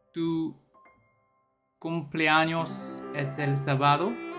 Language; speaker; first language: Spanish; non-native, learner; Chinese